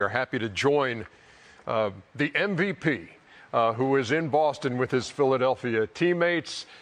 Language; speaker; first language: English; native; English